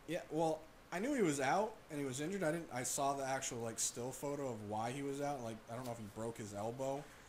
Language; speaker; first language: English; native; English